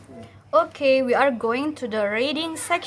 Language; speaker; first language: English; non-native, fluent; Indonesian